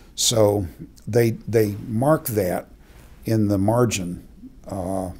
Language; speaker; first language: English; native; English